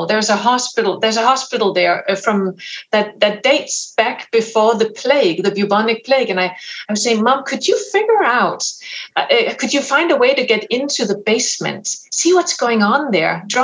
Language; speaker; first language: English; non-native, fluent; Danish